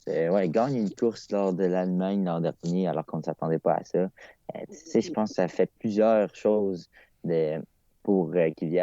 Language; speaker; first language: French; native; French